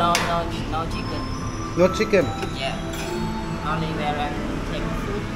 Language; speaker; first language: English; non-native, learner; German